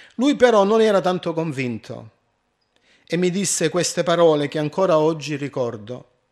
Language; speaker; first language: Italian; early bilingual, heritage; Italian